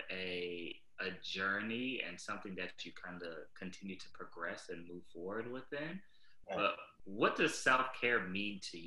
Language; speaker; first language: English; native; English